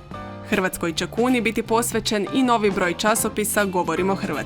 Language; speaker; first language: Croatian; native; Croatian